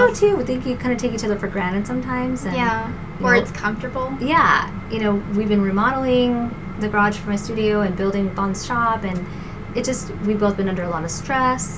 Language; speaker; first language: English; native; English